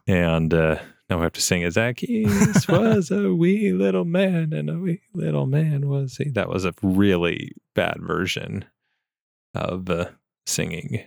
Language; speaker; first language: English; native; English